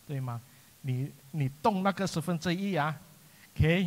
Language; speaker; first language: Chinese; non-native, local second language; English